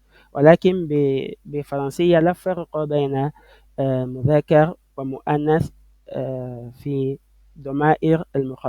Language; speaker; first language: Arabic; non-native, fluent; French